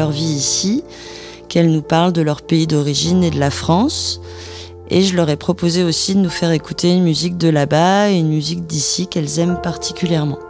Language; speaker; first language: French; native; French